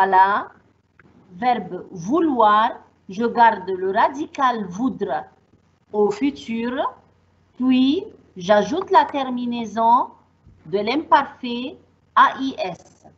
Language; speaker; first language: French; non-native, fluent; Arabic